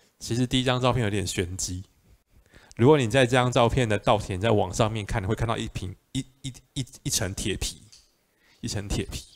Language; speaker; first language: Chinese; native; Chinese